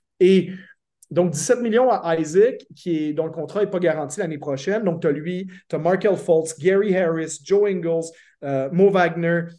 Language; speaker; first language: French; native; French